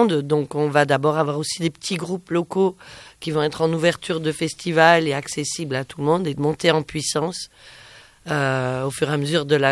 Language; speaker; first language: French; native; French